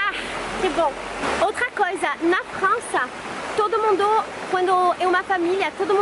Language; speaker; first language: Portuguese; non-native, fluent; French